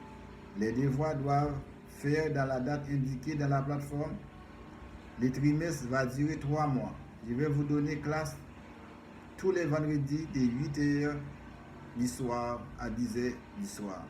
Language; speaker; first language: French; non-native, fluent; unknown